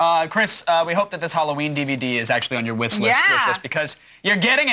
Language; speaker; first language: English; native; English